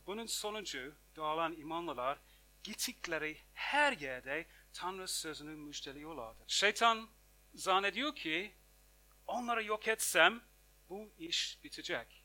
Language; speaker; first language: Turkish; non-native, fluent; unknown